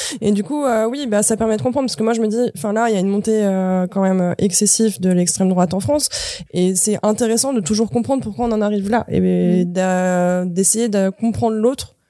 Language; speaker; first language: French; native; French